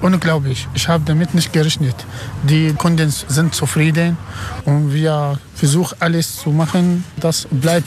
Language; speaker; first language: German; non-native, learner; Arabic